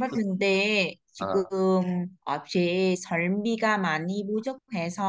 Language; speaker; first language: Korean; non-native, learner; Vietnamese